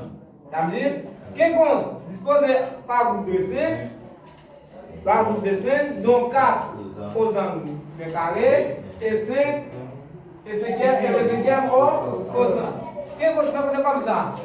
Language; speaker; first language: French; non-native, local second language; Haitian Creole